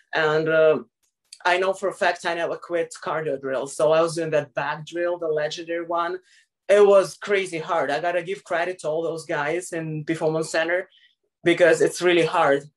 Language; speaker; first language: English; non-native, fluent; Russian